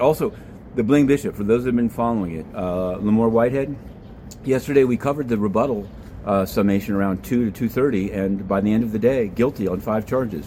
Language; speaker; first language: English; native; English